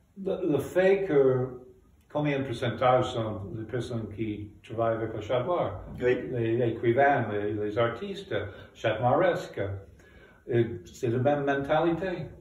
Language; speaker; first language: French; non-native, fluent; English